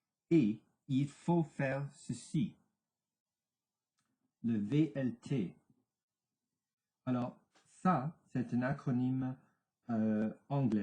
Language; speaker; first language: French; non-native, local second language; English